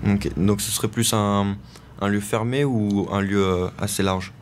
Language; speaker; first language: French; native; French